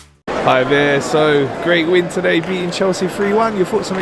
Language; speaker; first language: English; native; English